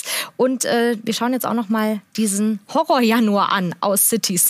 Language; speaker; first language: German; native; German